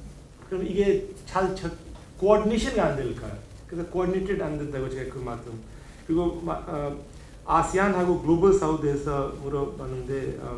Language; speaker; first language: Korean; non-native, learner; Hindi